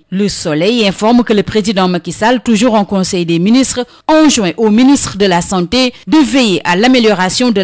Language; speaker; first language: French; non-native, local second language; Wolof